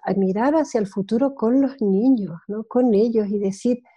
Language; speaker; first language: Spanish; early bilingual, heritage; Spanish